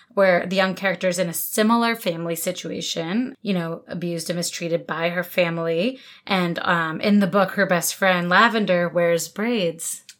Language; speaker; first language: English; native; English